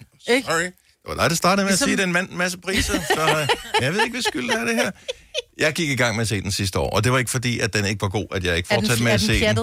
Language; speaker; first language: Danish; native; Danish